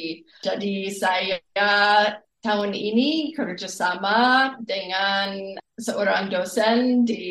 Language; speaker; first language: Indonesian; non-native, fluent; English